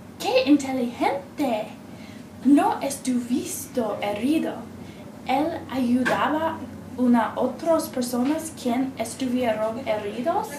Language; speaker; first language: Spanish; non-native, learner; English